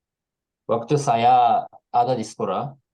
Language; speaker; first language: Indonesian; non-native, learner; Japanese